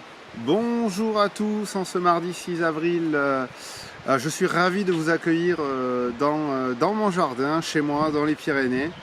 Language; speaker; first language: French; native; French